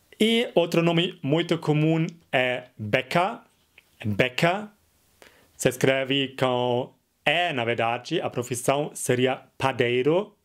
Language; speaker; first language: Portuguese; non-native, fluent; German